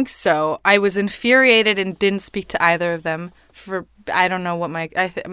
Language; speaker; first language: English; non-native, fluent; Spanish